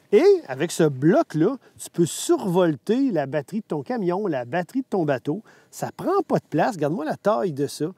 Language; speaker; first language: French; native; French